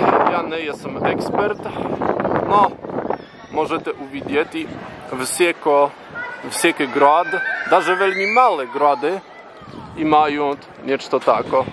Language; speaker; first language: Polish; non-native, learner; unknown